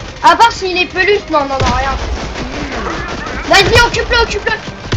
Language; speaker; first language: French; native; French